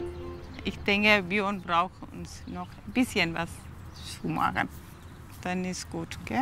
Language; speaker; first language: German; non-native, learner; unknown